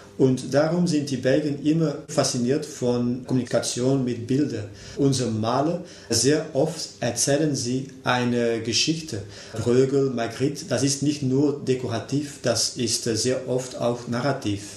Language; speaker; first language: German; non-native, local second language; Dutch